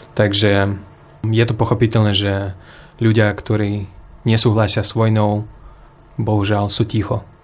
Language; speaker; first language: Slovak; non-native, fluent; Russian